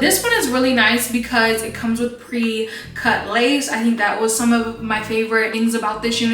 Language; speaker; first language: English; native; English